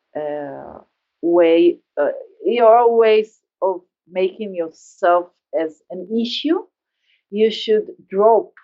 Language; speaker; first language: English; non-native, learner; Hebrew